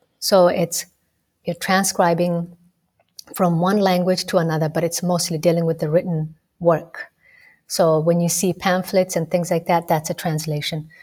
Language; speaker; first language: English; non-native, local second language; Somali